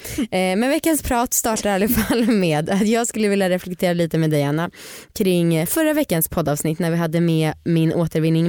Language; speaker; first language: Swedish; native; Swedish